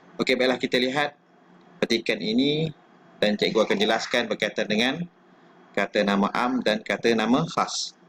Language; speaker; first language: Malay; native; Malay